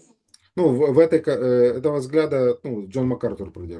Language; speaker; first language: Russian; native; Russian